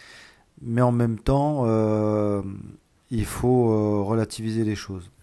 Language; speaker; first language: French; native; French